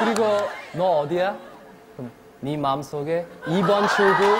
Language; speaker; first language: Korean; non-native, learner; English